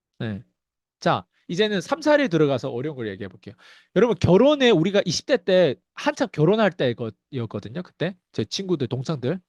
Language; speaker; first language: Korean; native; Korean